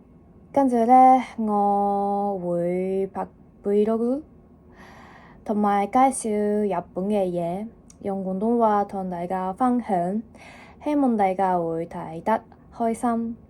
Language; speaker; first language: Cantonese; non-native, learner; Japanese